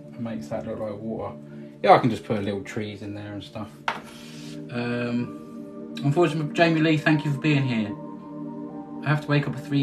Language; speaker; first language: English; native; English